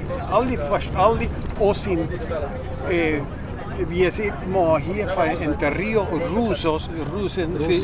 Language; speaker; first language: German; early bilingual, heritage; German